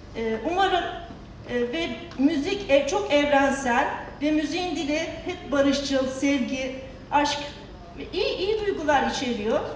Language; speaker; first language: Turkish; native; Turkish